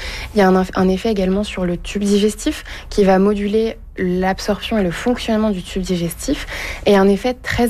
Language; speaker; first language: French; native; French